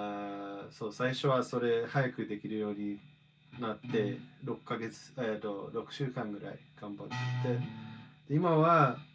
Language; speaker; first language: Japanese; non-native, fluent; English